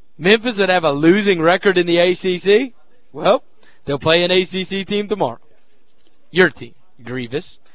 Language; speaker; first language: English; native; English